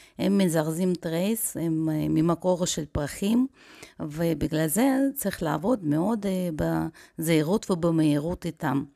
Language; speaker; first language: Hebrew; non-native, fluent; Russian